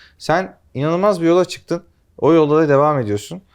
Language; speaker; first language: Turkish; native; Turkish